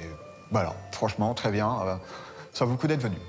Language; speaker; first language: French; native; French